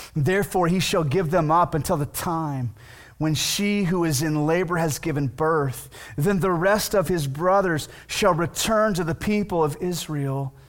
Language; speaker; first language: English; native; English